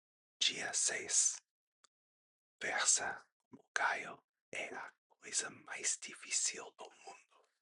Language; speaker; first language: Portuguese; non-native, learner; English